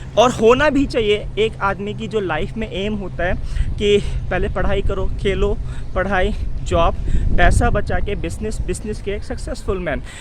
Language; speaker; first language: Hindi; native; Hindi